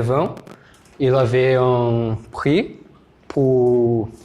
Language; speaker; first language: French; non-native, learner; Portuguese